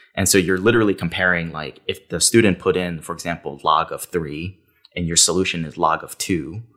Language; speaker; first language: English; native; English